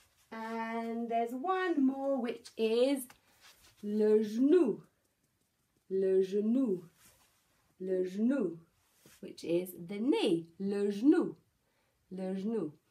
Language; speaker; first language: English; native; English